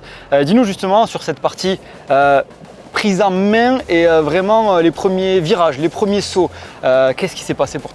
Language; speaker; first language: French; native; French